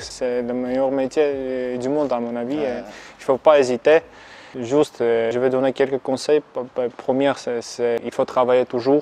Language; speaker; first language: French; non-native, fluent; Armenian